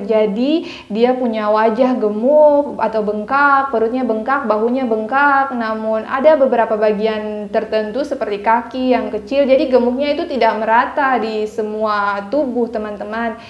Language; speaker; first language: Indonesian; native; Indonesian